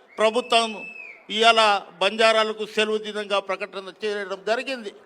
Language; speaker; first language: Telugu; non-native, local second language; Lambadi